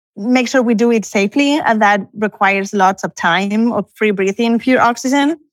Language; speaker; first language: English; non-native, fluent; Spanish